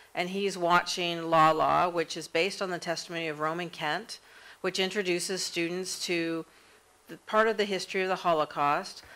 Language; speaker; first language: English; native; English